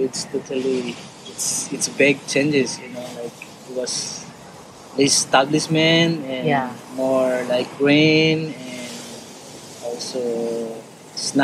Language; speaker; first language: English; non-native, local second language; Surigaonon